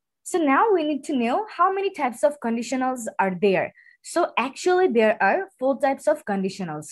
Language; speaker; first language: English; non-native, local second language; Bangla